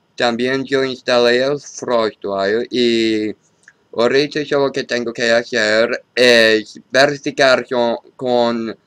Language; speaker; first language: Spanish; non-native, learner; English